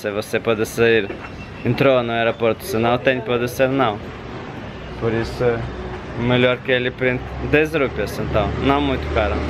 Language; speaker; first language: Portuguese; non-native, learner; Russian